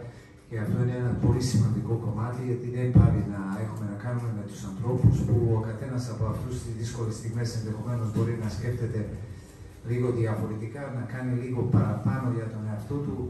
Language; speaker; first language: Greek; non-native, fluent; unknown